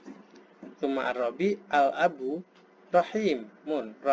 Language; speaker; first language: Arabic; non-native, fluent; Indonesian